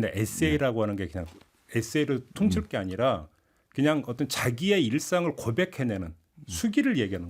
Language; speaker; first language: Korean; native; Korean